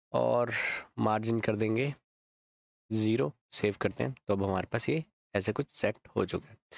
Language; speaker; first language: Hindi; native; Hindi